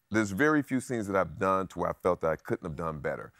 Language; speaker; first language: English; native; English